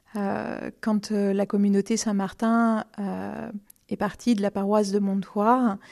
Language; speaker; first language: French; native; French